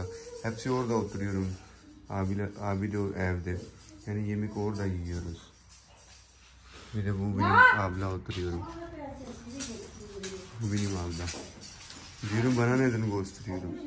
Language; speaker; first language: Turkish; non-native, learner; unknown